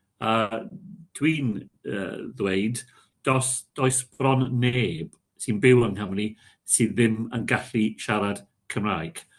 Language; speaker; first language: Welsh; non-native, local second language; English